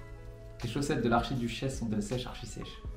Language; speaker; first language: French; native; French